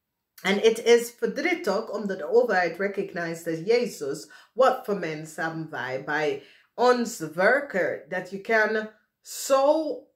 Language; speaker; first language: Dutch; non-native, fluent; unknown